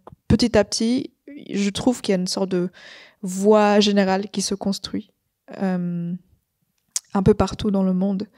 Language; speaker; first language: French; non-native, fluent; Vietnamese